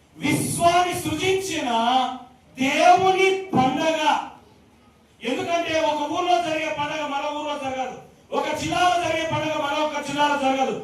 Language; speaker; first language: Telugu; native; Telugu